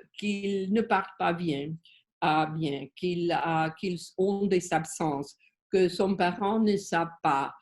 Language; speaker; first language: French; non-native, learner; Spanish